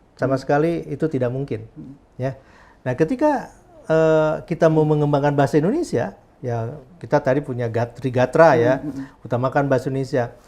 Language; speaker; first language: Indonesian; non-native, local second language; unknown